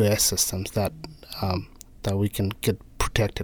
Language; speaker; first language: English; non-native, local second language; Nepali